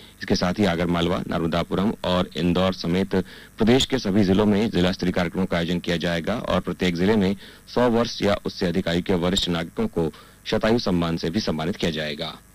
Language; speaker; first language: Hindi; native; Hindi